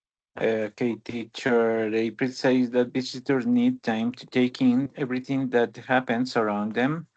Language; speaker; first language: English; non-native, learner; Spanish